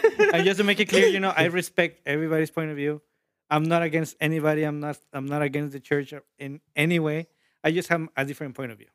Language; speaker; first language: English; early bilingual, other home language; Spanish